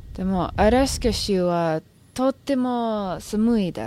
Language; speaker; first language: Japanese; non-native, learner; English